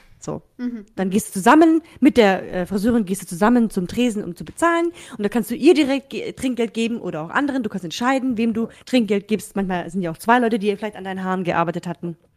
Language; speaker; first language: German; early bilingual, other home language; Russian